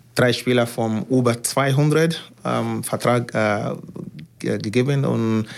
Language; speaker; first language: German; non-native, learner; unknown